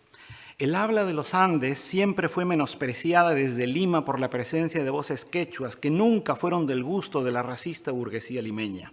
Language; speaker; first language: Spanish; native; Spanish